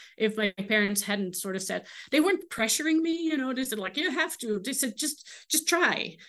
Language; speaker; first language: English; non-native, fluent; Dutch